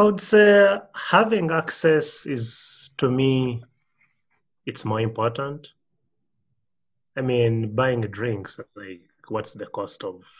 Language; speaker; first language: English; non-native, local second language; Ganda